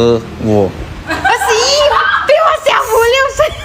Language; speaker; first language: Chinese; non-native, learner; Lao